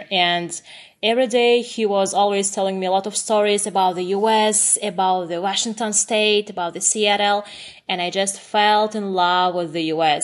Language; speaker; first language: English; non-native, fluent; Turkmen